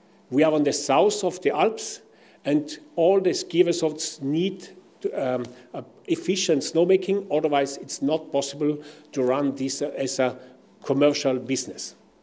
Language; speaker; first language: English; non-native, fluent; German